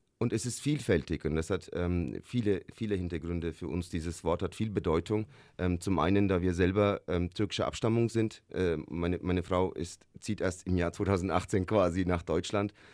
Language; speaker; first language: German; early bilingual, other home language; Turkish